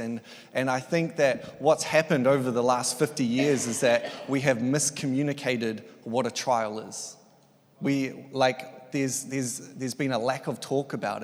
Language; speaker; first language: English; native; English